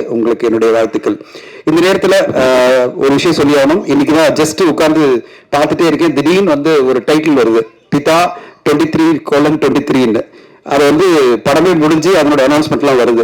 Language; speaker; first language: Tamil; native; Tamil